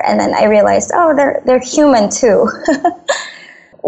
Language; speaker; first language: English; non-native, local second language; Filipino